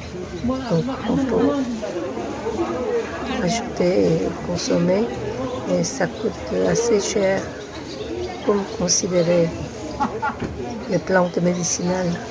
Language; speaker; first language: French; non-native, fluent; Korean